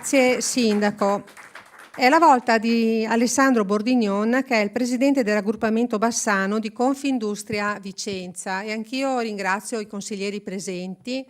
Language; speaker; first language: Italian; native; Italian